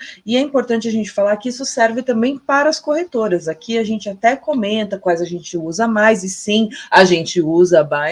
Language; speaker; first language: Portuguese; native; Portuguese